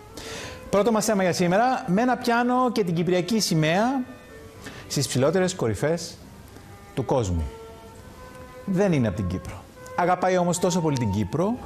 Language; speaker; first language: Greek; native; Greek